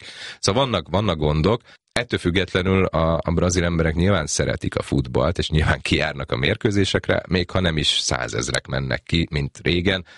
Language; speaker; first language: Hungarian; native; Hungarian